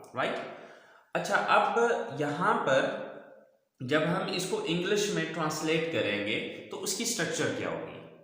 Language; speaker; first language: Urdu; non-native, local second language; Punjabi